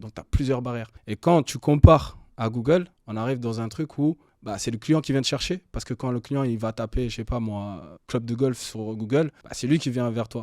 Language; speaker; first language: French; native; French